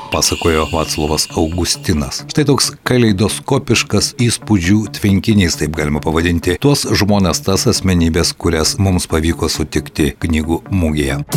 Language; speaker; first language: Lithuanian; native; Lithuanian